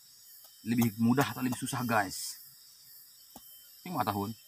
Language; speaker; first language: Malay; non-native, local second language; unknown